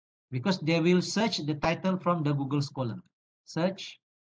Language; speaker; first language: English; non-native, local second language; Malay